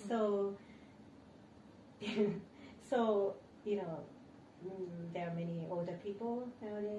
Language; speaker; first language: English; non-native, learner; Japanese